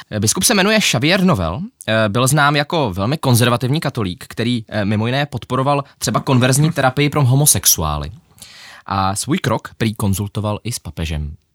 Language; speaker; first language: Czech; early bilingual, other home language; Ukrainian